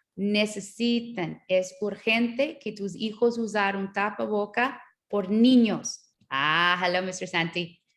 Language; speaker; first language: Spanish; non-native, learner; English